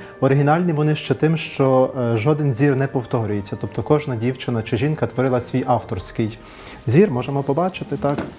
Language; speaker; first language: Ukrainian; native; Ukrainian